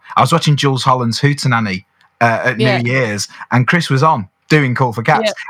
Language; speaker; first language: English; native; English